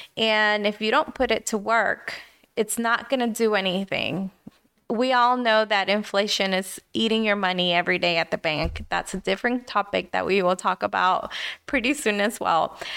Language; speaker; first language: English; early bilingual, other home language; Spanish